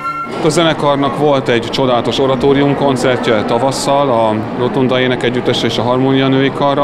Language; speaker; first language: Hungarian; native; Hungarian